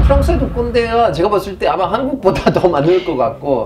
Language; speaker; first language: Korean; non-native, fluent; French